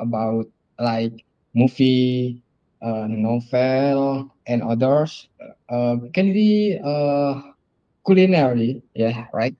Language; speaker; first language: English; non-native, learner; Indonesian